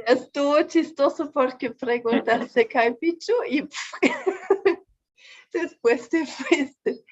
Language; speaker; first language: Spanish; non-native, fluent; German